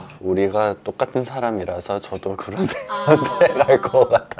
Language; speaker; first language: Korean; early bilingual, heritage; Korean